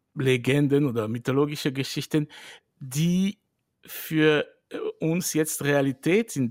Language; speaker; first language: German; non-native, fluent; French